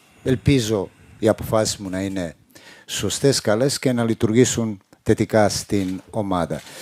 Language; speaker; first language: Greek; non-native, fluent; Serbian